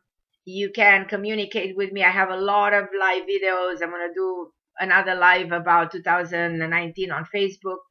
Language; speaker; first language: English; non-native, fluent; Romanian